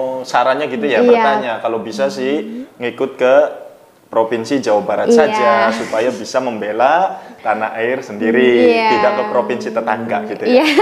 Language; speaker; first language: Indonesian; native; Indonesian